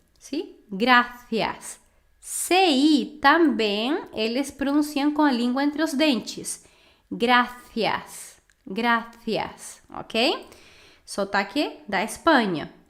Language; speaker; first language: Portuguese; non-native, fluent; Spanish